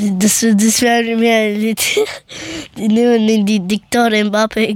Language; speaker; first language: German; early bilingual, other home language; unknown